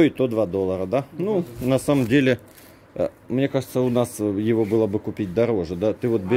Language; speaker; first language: Russian; native; Russian